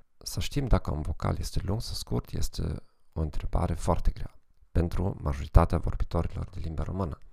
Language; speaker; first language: Romanian; non-native, fluent; German